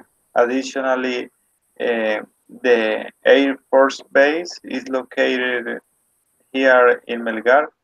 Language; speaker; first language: English; non-native, learner; Spanish